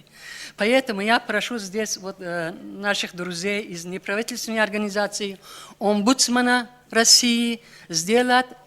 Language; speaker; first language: Russian; non-native, local second language; Tajik